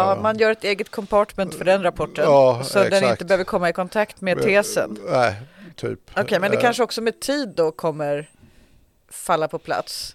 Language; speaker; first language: Swedish; native; Swedish